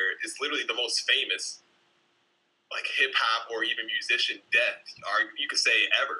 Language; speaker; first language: English; native; English